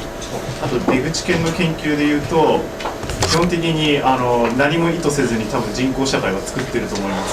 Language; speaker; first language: Japanese; native; Japanese